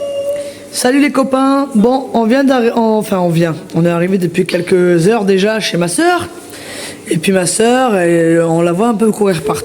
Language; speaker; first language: French; native; French